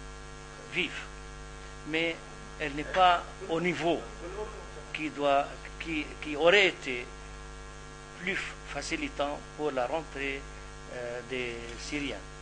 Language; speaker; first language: French; non-native, fluent; Arabic